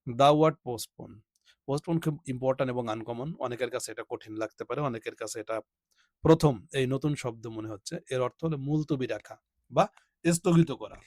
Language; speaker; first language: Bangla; native; Bangla